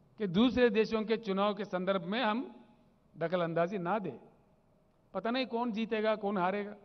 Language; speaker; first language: Hindi; non-native, local second language; Telugu